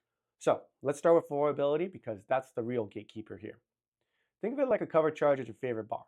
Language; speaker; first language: English; native; English